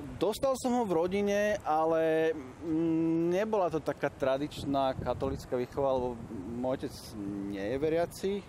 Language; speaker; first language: Slovak; native; Slovak